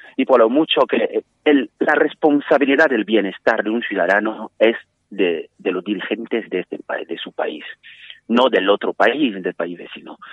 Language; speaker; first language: Spanish; non-native, fluent; French